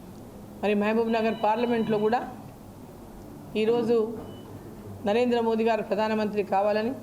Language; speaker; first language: Telugu; native; Telugu